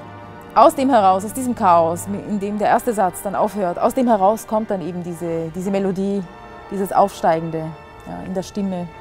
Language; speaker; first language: German; native; German